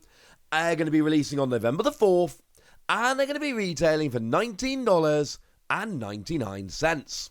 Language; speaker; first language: English; native; English